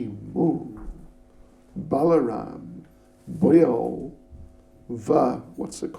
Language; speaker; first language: Russian; non-native, learner; English